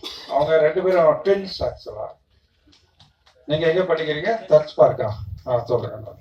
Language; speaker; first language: Tamil; native; Tamil